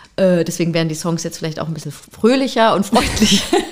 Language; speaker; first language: German; native; German